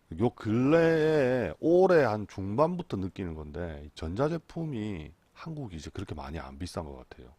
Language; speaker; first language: Korean; native; Korean